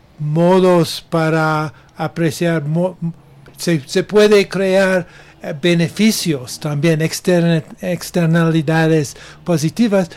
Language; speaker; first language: Spanish; non-native, learner; English